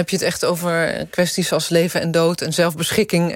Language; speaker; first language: Dutch; native; Dutch